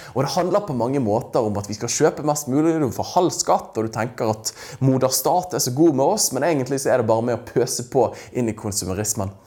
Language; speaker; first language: Norwegian; native; Norwegian